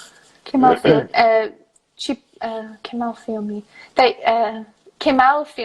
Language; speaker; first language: Portuguese; non-native, fluent; English